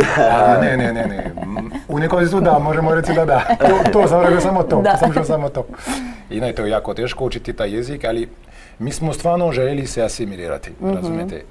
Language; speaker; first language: Croatian; non-native, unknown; French